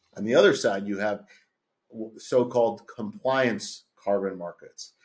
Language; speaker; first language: English; native; English